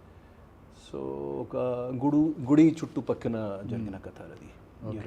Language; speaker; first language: Telugu; non-native, fluent; Hindi